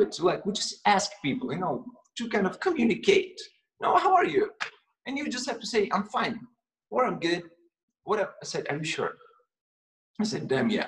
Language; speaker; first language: English; non-native, fluent; Russian